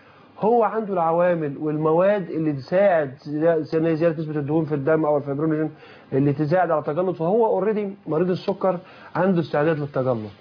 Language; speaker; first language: Arabic; native; Arabic